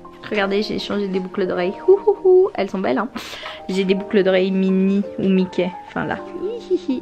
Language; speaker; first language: French; native; French